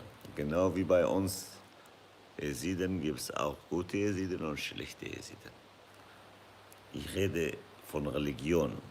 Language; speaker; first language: German; non-native, fluent; Kurdish